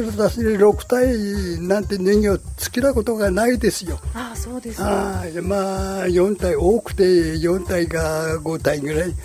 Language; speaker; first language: Japanese; native; Japanese